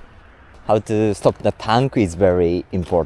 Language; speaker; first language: English; non-native, learner; Japanese